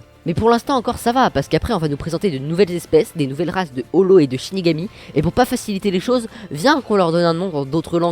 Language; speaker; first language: French; native; French